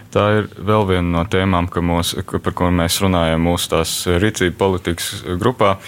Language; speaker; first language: Latvian; early bilingual, heritage; Latvian